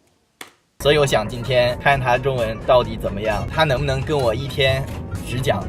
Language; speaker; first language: Chinese; non-native, fluent; English